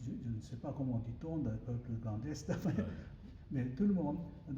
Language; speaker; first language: French; non-native, learner; Japanese